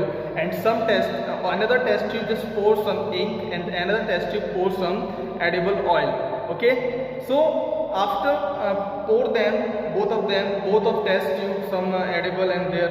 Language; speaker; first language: English; non-native, local second language; Hindi